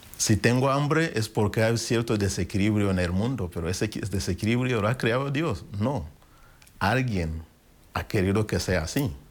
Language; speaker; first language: Spanish; non-native, fluent; Kinyarwanda